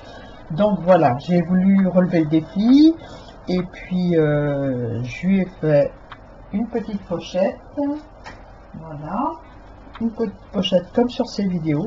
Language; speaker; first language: French; native; French